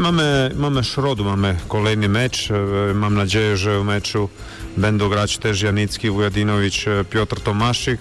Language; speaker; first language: Polish; non-native, learner; Croatian